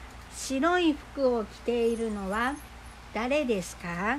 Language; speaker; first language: Japanese; non-native, fluent; Filipino